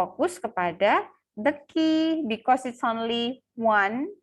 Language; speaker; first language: English; non-native, local second language; Indonesian